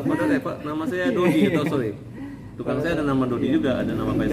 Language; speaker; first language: Indonesian; native; Indonesian